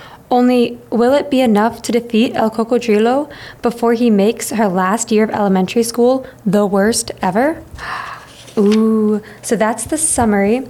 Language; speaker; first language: English; native; English